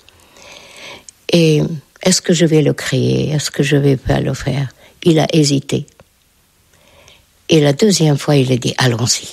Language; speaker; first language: French; non-native, fluent; Hungarian